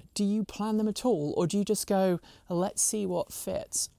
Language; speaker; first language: English; native; English